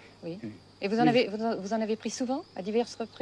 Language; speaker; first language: French; native; French